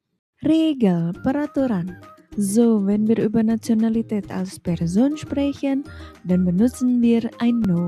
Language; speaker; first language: German; non-native, fluent; Indonesian